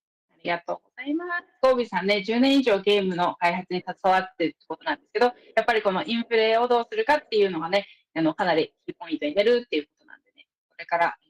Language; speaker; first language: Japanese; native; Japanese